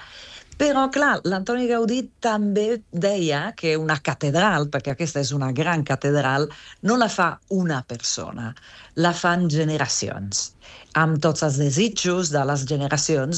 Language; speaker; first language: Catalan; non-native, fluent; Italian